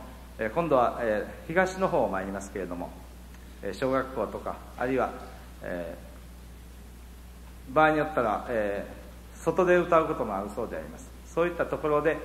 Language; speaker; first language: Japanese; native; Japanese